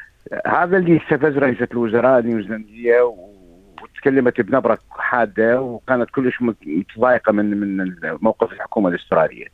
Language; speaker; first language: Arabic; native; Arabic